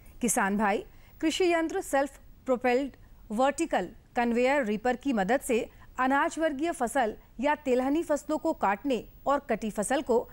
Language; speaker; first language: Hindi; native; Hindi